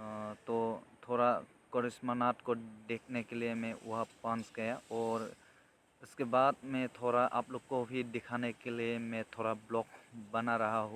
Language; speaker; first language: Hindi; non-native, local second language; Bodo